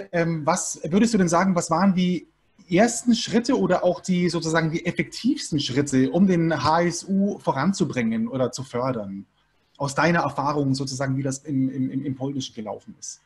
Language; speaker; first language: German; native; German